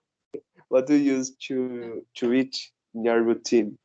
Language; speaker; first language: English; non-native, learner; Portuguese